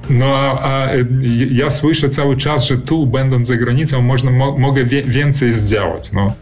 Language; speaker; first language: Polish; early bilingual, heritage; Polish